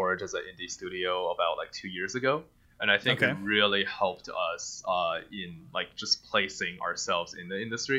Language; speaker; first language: English; non-native, fluent; Chinese